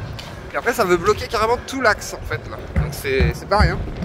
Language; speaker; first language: French; native; French